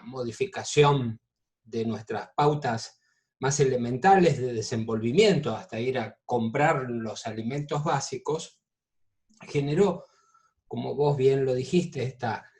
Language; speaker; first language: Spanish; native; Spanish